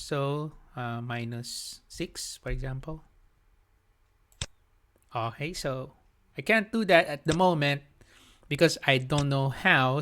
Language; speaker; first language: English; non-native, local second language; Filipino